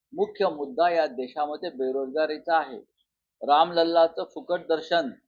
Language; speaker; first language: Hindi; non-native, local second language; Marathi